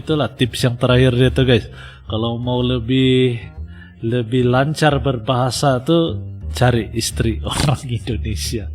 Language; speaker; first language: Indonesian; non-native, local second language; Malay